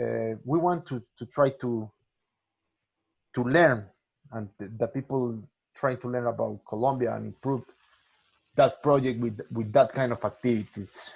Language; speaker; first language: English; non-native, learner; Spanish